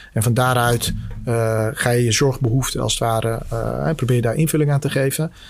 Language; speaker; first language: Dutch; early bilingual, other home language; Albanian